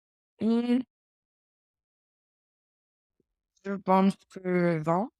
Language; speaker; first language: French; non-native, learner; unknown